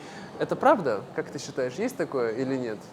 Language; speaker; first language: Russian; native; Russian